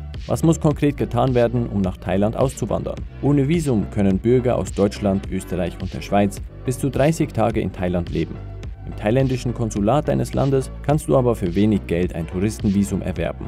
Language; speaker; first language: German; native; German